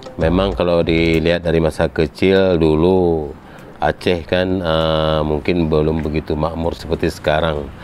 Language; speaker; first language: Malay; non-native, local second language; Achinese